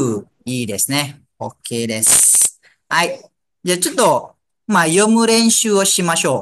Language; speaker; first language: Japanese; non-native, fluent; Malay